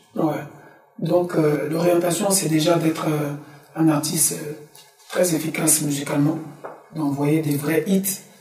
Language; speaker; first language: French; early bilingual, other home language; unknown